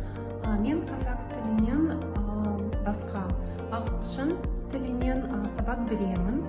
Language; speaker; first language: Kazakh; non-native, learner; Russian